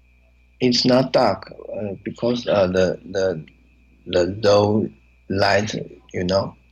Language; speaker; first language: English; non-native, learner; Chinese